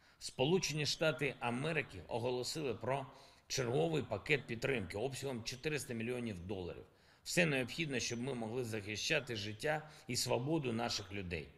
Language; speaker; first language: Ukrainian; non-native, local second language; Russian